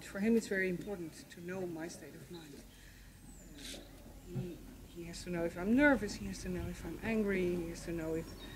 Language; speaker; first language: English; non-native, fluent; Dutch